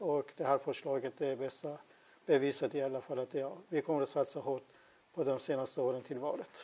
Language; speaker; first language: Swedish; non-native, fluent; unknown